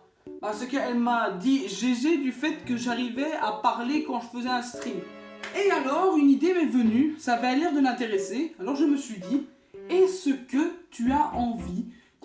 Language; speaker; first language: French; native; French